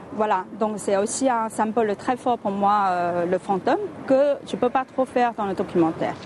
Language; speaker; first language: French; non-native, fluent; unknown